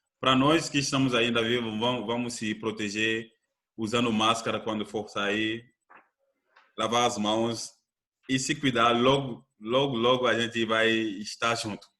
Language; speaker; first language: Portuguese; non-native, fluent; French